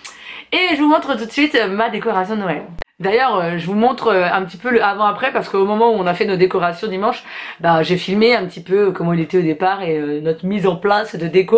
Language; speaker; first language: French; native; French